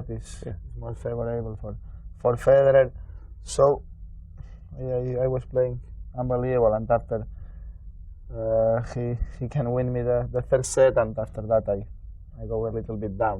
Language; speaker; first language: English; non-native, learner; Spanish